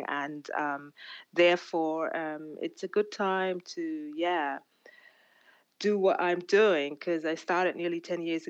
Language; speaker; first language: English; non-native, local second language; Ganda